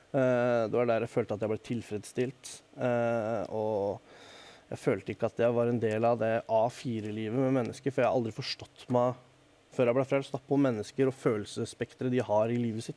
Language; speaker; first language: Norwegian; native; Norwegian